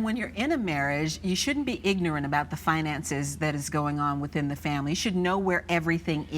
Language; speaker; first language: English; native; English